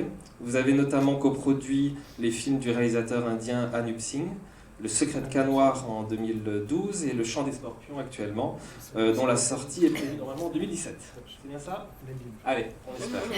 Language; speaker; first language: French; native; French